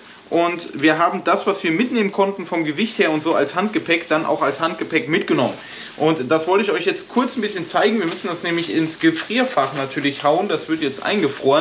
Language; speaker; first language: German; native; German